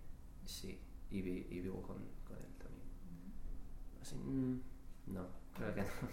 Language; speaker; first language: Spanish; non-native, learner; English